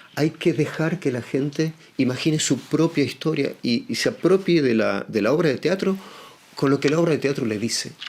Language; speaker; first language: Spanish; native; Spanish